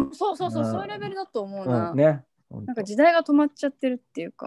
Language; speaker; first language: Japanese; native; Japanese